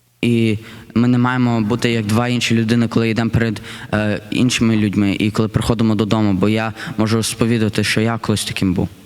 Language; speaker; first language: Ukrainian; early bilingual, heritage; Ukrainian